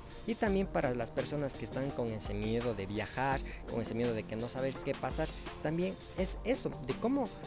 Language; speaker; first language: Spanish; native; Spanish